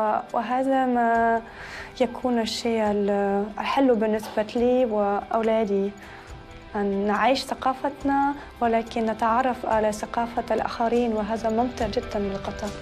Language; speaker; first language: Arabic; non-native, fluent; German